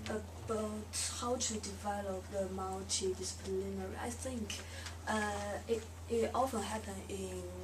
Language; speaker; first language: English; non-native, learner; Chinese